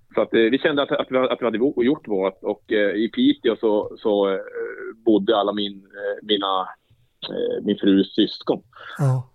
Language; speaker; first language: Swedish; native; Swedish